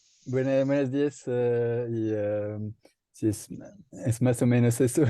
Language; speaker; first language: Spanish; non-native, learner; French